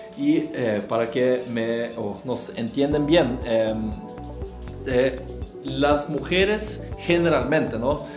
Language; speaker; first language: Spanish; non-native, fluent; Norwegian